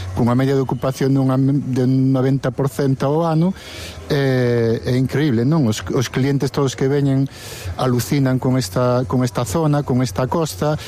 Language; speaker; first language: Galician; native; Galician